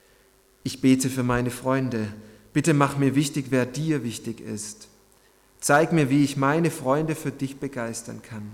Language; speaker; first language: German; native; German